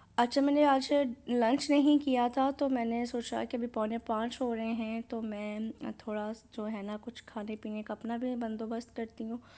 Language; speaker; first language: Urdu; native; Urdu